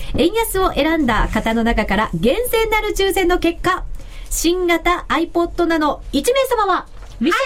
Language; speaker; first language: Japanese; native; Japanese